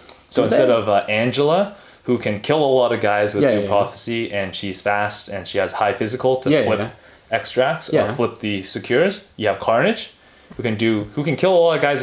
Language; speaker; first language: English; native; English